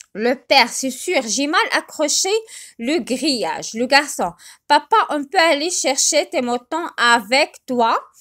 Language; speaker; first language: French; non-native, local second language; Arabic